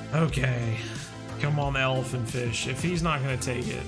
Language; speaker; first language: English; native; English